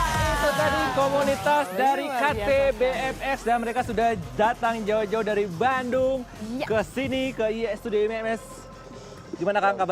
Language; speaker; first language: Indonesian; native; Indonesian